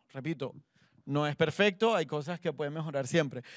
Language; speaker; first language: Spanish; native; Spanish